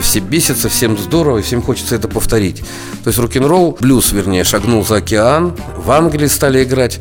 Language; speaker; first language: Russian; native; Russian